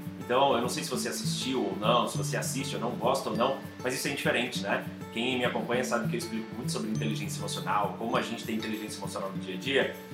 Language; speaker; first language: Portuguese; native; Portuguese